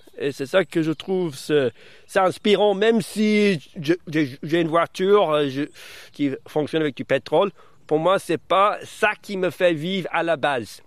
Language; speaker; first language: French; early bilingual, other home language; English